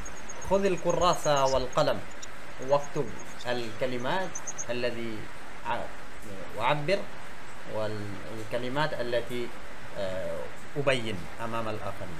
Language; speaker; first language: Arabic; non-native, fluent; Bangla